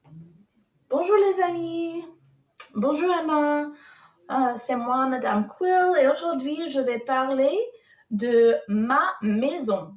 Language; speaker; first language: French; non-native, fluent; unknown